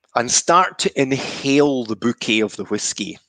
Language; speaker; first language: English; native; English